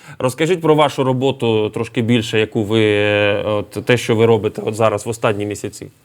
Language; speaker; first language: Ukrainian; native; Ukrainian